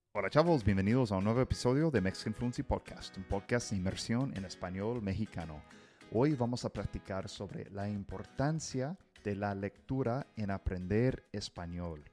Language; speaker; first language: Spanish; non-native, fluent; English